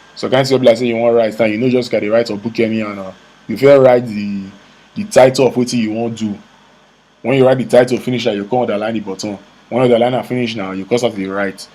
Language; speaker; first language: Nigerian Pidgin; native; Nigerian Pidgin